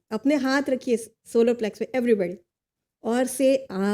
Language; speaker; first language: Hindi; native; Hindi